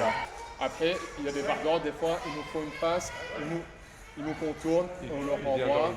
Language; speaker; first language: French; native; French